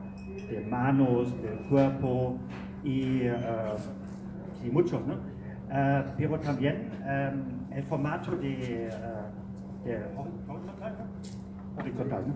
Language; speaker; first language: Spanish; non-native, learner; German